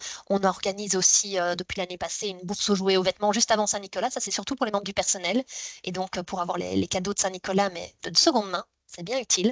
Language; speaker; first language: French; native; French